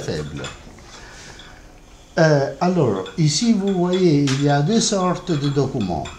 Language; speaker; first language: French; non-native, fluent; Italian